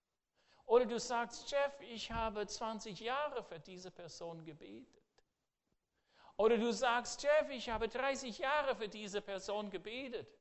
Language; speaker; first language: German; non-native, fluent; English